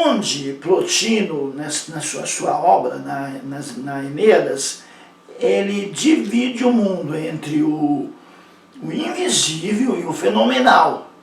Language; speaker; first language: Portuguese; native; Portuguese